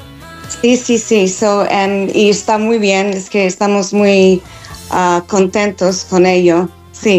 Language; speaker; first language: Spanish; non-native, learner; English